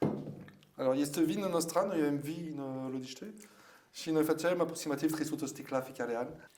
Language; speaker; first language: Romanian; non-native, learner; French